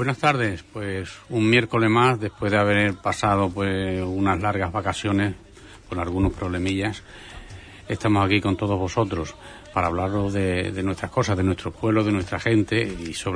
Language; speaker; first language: Spanish; native; Spanish